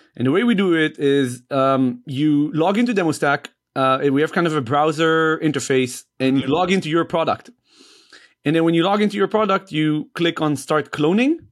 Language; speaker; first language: English; non-native, fluent; Hebrew